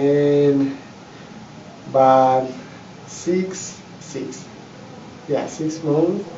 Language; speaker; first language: English; non-native, learner; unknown